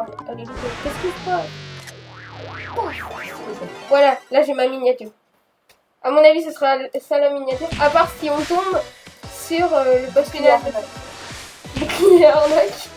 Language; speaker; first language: French; native; French